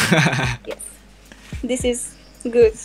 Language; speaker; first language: English; non-native, learner; Romanian